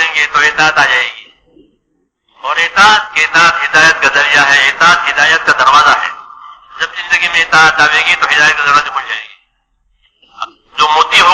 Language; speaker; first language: Urdu; non-native, local second language; Gujarati